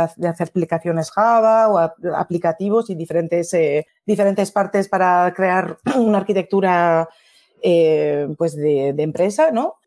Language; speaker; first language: Spanish; native; Spanish